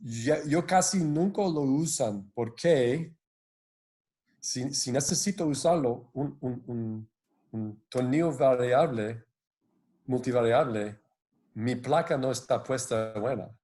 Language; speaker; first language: Spanish; non-native, fluent; English